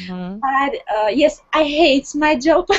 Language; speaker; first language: English; non-native, learner; Russian